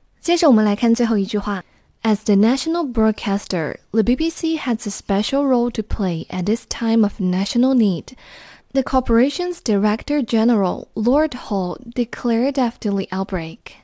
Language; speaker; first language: English; non-native, fluent; Chinese